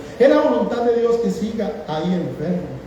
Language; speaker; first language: Spanish; native; Spanish